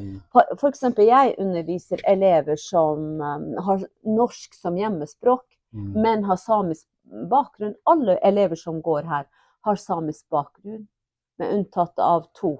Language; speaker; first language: Norwegian; non-native, local second language; Northern Sami